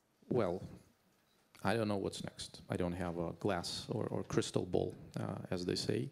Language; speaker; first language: English; non-native, fluent; Azerbaijani